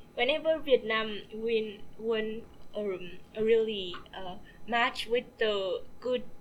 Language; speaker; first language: English; non-native, fluent; Vietnamese